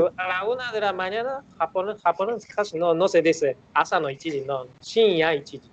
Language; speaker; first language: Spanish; non-native, learner; Japanese